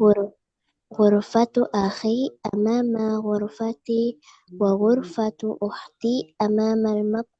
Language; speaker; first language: Arabic; non-native, learner; Indonesian